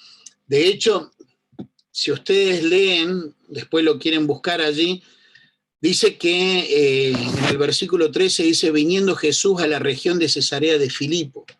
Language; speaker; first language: Spanish; native; Spanish